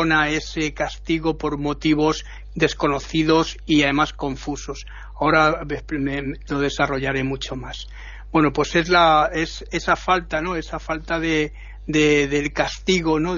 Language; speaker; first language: Spanish; native; Spanish